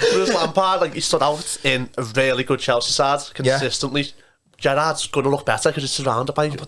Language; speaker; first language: English; native; English